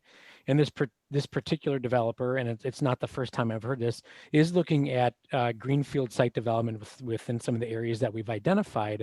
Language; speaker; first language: English; native; English